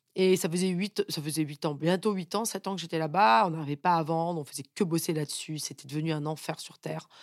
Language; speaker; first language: French; native; French